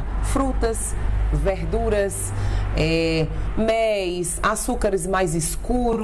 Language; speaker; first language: Portuguese; native; Portuguese